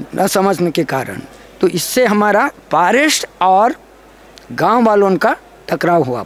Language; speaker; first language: Hindi; non-native, local second language; Gondi